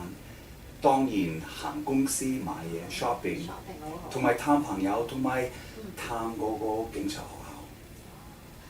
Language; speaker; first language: Cantonese; non-native, fluent; English